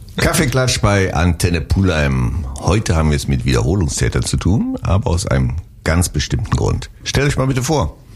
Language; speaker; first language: German; native; German